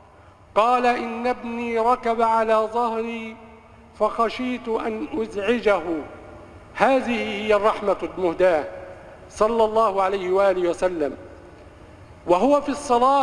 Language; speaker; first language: Arabic; native; Arabic